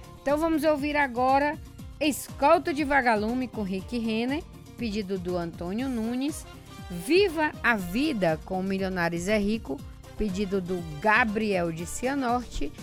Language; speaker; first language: Portuguese; native; Portuguese